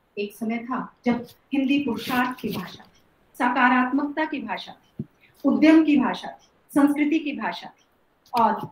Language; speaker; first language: Hindi; native; Hindi